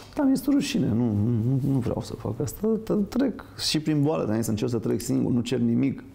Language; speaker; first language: Romanian; native; Romanian